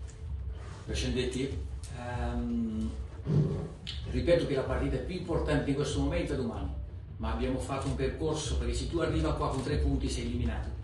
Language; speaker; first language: Italian; non-native, fluent; Portuguese